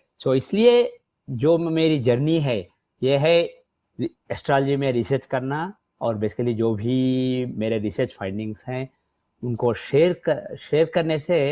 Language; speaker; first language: Hindi; non-native, local second language; Telugu